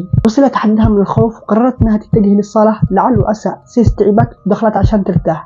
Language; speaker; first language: Arabic; native; Arabic